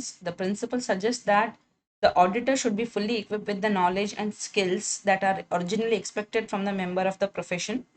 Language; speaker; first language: English; non-native, local second language; Kannada